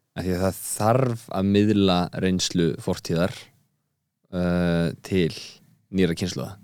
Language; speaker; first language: Icelandic; early bilingual, heritage; Icelandic